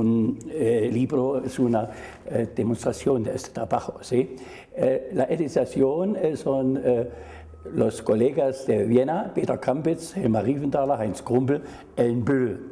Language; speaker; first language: Spanish; non-native, fluent; German